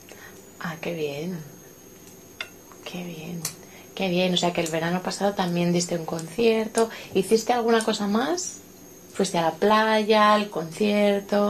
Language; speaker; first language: Spanish; non-native, fluent; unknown